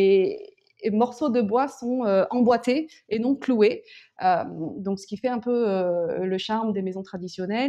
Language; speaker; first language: French; early bilingual, other home language; Korean